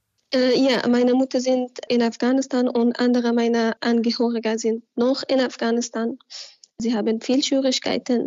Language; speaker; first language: German; non-native, learner; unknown